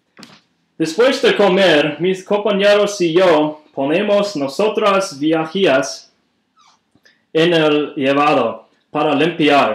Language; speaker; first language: Spanish; non-native, learner; English